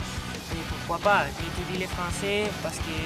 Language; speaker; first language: French; non-native, learner; Spanish